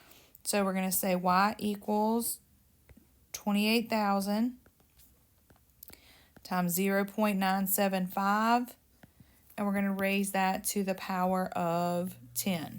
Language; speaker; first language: English; native; English